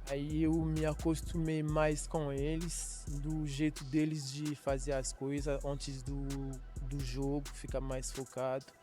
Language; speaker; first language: Portuguese; non-native, learner; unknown